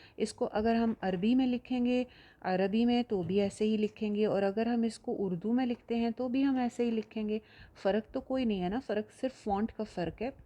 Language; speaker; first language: Urdu; native; Urdu